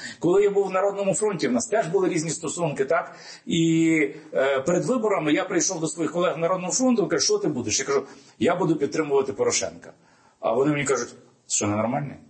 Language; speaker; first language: Ukrainian; native; Ukrainian